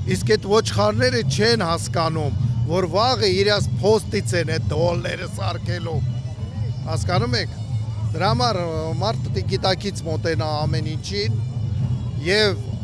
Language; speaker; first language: Armenian; native; Armenian